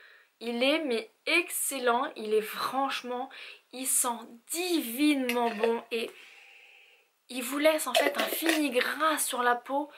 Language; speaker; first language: French; native; French